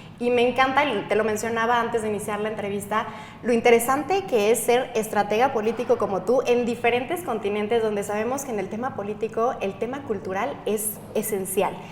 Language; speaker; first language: Spanish; native; Spanish